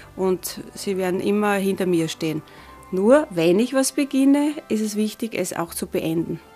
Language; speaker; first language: German; native; German